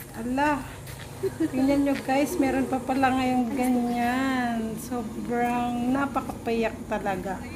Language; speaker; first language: Filipino; non-native, local second language; Bikol